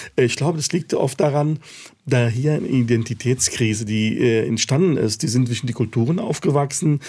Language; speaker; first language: German; early bilingual, other home language; Arabic